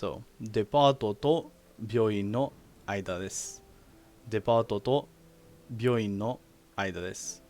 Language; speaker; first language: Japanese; non-native, learner; English